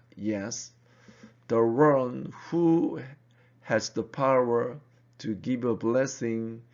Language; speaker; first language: English; non-native, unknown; Korean